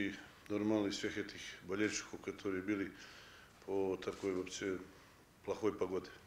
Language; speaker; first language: Russian; non-native, fluent; Serbian